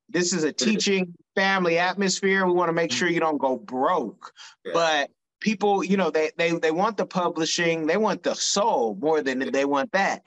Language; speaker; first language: English; native; English